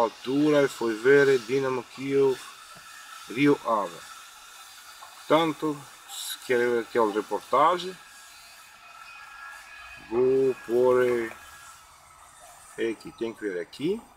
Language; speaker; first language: Portuguese; non-native, learner; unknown